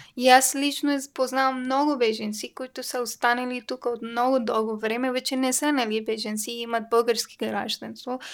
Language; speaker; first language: Bulgarian; non-native, learner; Persian